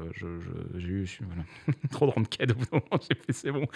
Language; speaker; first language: French; native; French